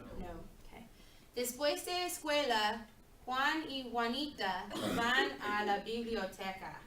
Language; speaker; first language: Spanish; non-native, learner; English